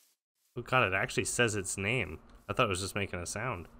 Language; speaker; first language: English; native; English